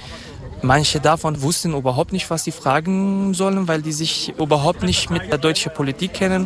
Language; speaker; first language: German; non-native, fluent; Kurdish